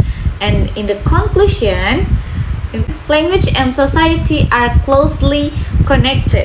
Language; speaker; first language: English; non-native, local second language; Indonesian